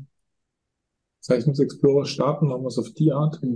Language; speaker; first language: German; native; German